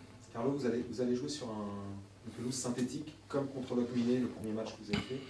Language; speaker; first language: French; native; French